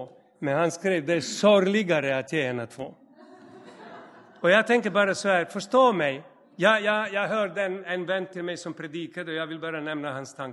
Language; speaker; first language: Swedish; non-native, fluent; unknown